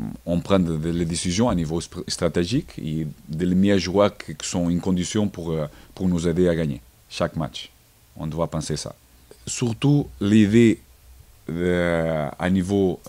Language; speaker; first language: French; non-native, learner; Portuguese